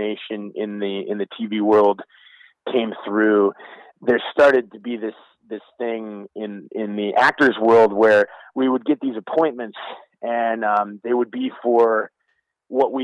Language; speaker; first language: English; native; English